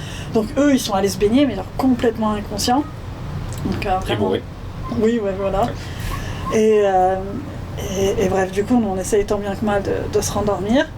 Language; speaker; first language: French; native; French